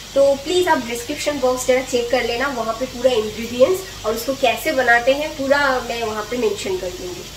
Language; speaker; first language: Hindi; non-native, local second language; Bangla